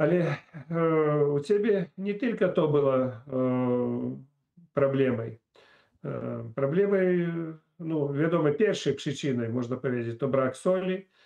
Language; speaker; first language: Polish; non-native, fluent; Russian